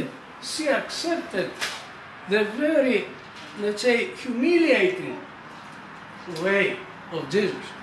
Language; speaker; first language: English; non-native, fluent; Greek